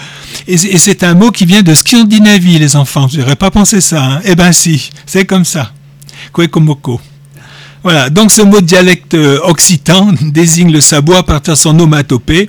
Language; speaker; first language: French; native; French